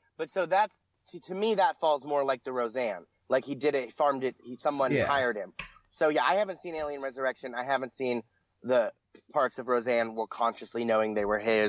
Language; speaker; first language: English; native; English